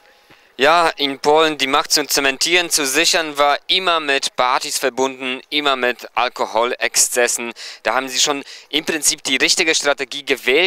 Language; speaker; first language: German; non-native, fluent; Polish